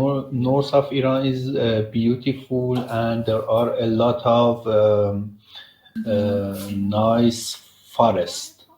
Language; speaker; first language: English; non-native, learner; Persian